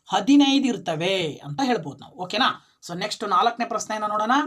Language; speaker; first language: Kannada; native; Kannada